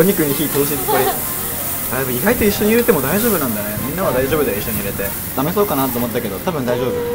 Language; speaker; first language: Japanese; native; Japanese